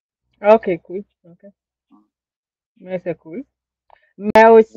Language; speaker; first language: French; non-native, learner; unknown